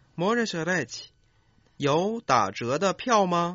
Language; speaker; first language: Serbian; non-native, fluent; Chinese